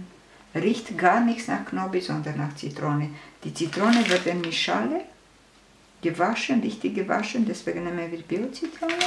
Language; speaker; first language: German; non-native, fluent; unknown